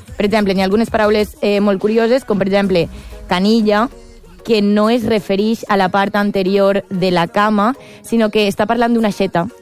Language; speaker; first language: Catalan; native; Catalan